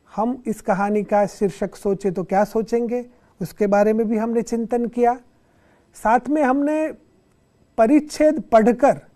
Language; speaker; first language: Hindi; non-native, local second language; Gujarati